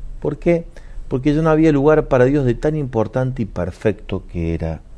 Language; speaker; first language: Spanish; native; Spanish